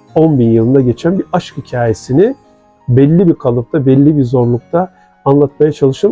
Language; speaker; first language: Turkish; non-native, local second language; Kurdish